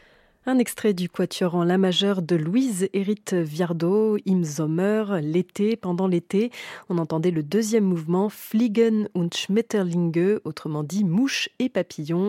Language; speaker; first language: French; native; French